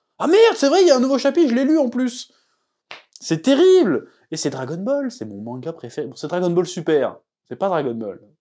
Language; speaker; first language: French; native; French